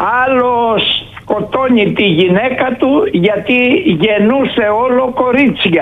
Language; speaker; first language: Greek; native; Greek